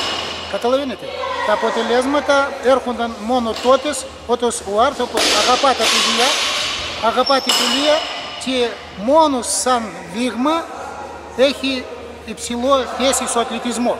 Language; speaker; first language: Greek; non-native, learner; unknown